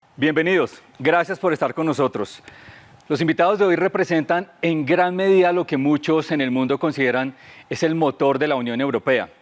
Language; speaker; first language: Spanish; native; Spanish